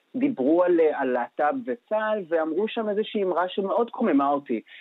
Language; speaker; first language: Hebrew; native; Hebrew